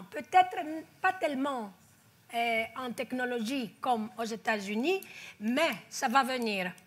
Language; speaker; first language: French; non-native, fluent; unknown